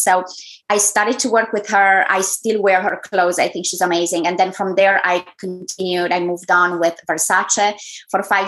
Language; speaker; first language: English; non-native, fluent; Romanian